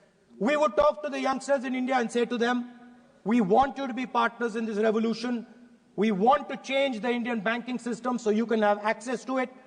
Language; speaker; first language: English; non-native, local second language; Hindi